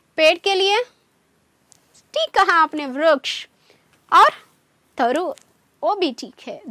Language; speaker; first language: Hindi; non-native, local second language; Kannada